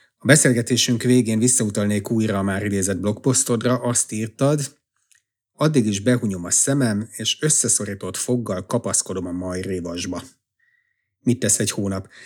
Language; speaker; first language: Hungarian; native; Hungarian